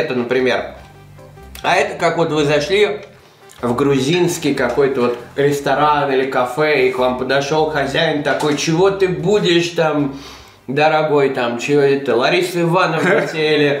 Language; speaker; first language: Russian; native; Russian